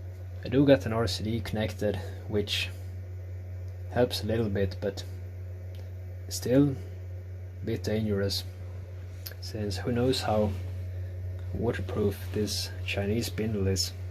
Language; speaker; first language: English; non-native, fluent; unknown